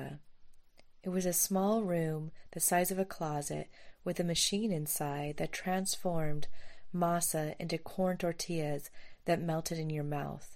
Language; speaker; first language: English; native; English